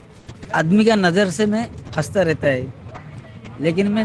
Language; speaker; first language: Hindi; non-native, local second language; Odia